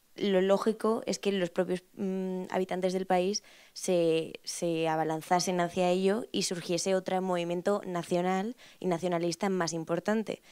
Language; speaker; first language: Spanish; native; Spanish